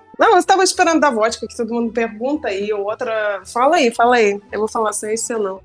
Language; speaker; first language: Portuguese; non-native, fluent; Russian